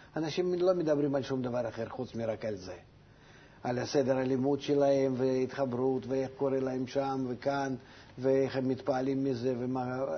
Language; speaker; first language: Hebrew; non-native, fluent; Russian